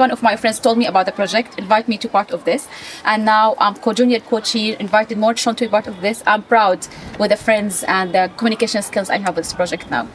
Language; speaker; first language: English; non-native, fluent; Arabic